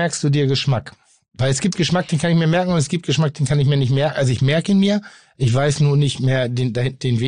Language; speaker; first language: German; native; German